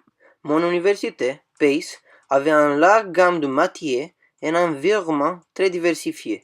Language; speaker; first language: French; non-native, fluent; Romanian